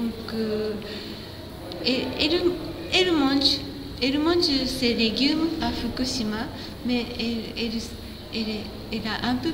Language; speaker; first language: French; non-native, fluent; Japanese